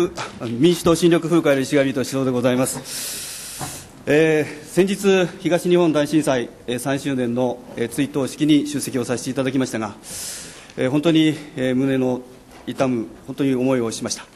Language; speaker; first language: Japanese; native; Japanese